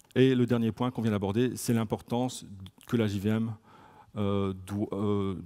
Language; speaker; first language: French; native; French